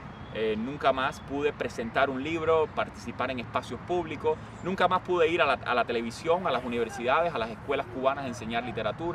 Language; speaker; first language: Spanish; native; Spanish